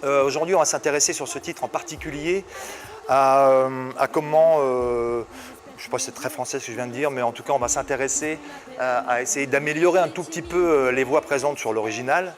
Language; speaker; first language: French; native; French